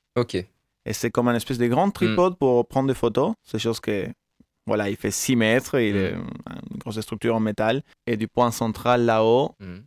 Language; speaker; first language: French; non-native, fluent; Spanish